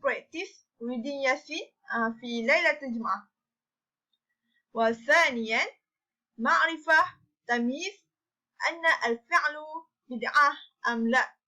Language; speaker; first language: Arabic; non-native, learner; Malay